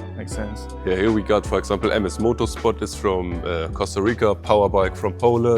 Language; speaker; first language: English; non-native, fluent; German